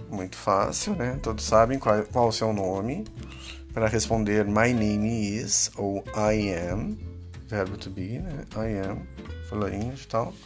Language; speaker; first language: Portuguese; native; Portuguese